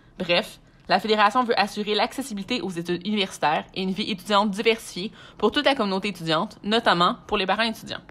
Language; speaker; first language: French; native; French